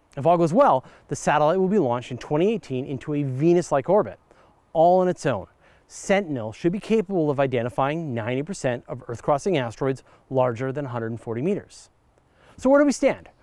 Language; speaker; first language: English; native; English